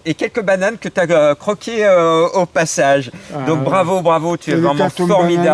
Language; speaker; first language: French; native; French